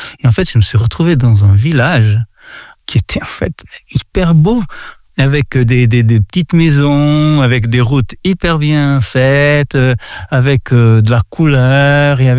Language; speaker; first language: French; non-native, fluent; Portuguese